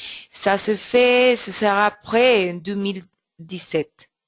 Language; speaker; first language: French; non-native, learner; Spanish